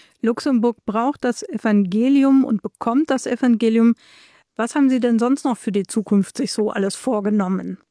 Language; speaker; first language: German; native; German